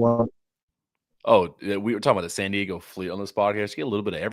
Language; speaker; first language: English; native; English